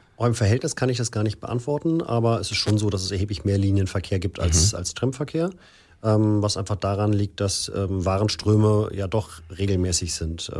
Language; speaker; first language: German; native; German